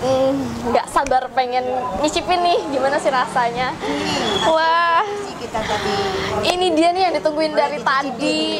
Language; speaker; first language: Indonesian; native; Indonesian